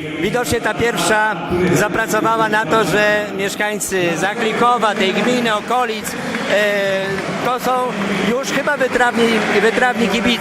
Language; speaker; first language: Polish; native; Polish